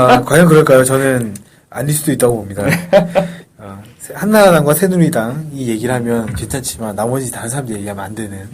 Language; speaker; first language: Korean; native; Korean